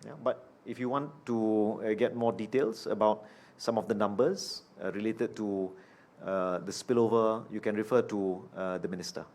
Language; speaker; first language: English; non-native, local second language; Malay